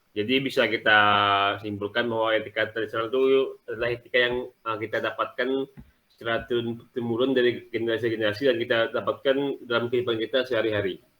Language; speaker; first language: Indonesian; non-native, local second language; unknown